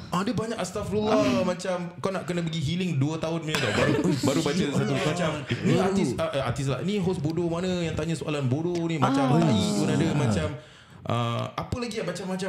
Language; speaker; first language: Malay; native; Malay